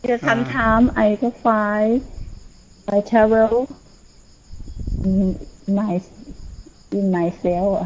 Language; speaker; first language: English; non-native, learner; Thai